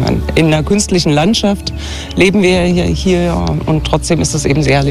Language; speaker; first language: German; native; German